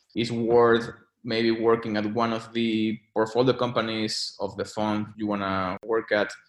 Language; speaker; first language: English; non-native, fluent; Spanish